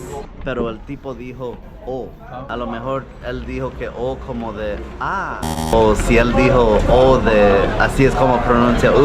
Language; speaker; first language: Spanish; non-native, fluent; English